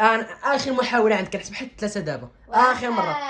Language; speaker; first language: Arabic; native; Arabic